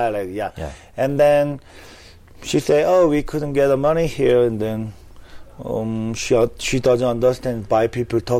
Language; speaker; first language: English; non-native, learner; Korean